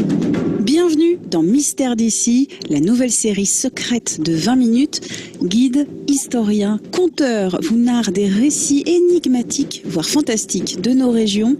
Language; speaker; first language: French; native; French